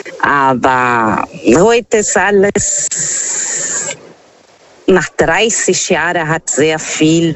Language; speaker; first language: German; non-native, learner; Portuguese